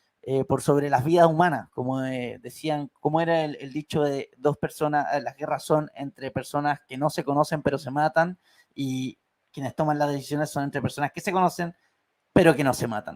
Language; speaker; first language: Spanish; native; Spanish